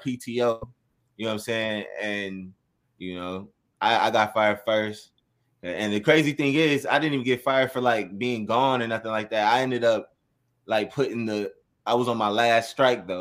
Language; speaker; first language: English; native; English